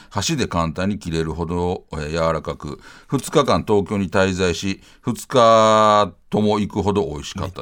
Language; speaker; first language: Japanese; native; Japanese